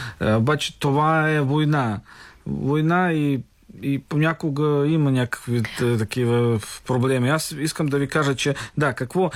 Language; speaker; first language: Bulgarian; non-native, fluent; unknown